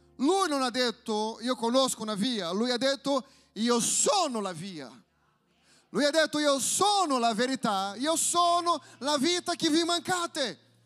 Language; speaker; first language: Italian; non-native, fluent; Portuguese